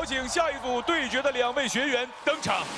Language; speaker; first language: Chinese; native; Chinese